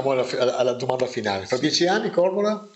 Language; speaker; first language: Italian; native; Italian